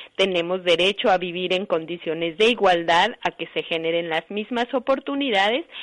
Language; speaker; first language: Spanish; native; Spanish